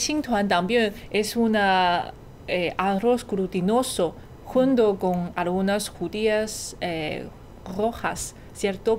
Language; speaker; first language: Spanish; non-native, learner; Chinese